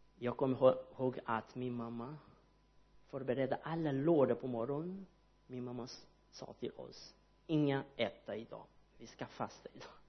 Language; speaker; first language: Swedish; non-native, learner; Portuguese